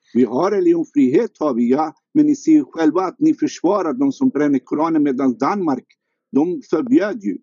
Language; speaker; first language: Swedish; non-native, fluent; Albanian